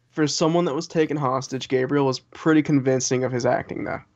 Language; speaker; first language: English; native; English